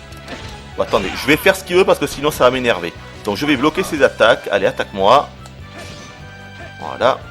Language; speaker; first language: French; native; French